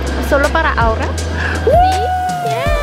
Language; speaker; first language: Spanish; non-native, learner; Korean